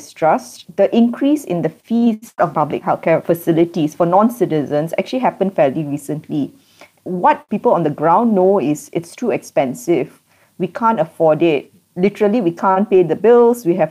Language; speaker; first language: English; non-native, local second language; Tamil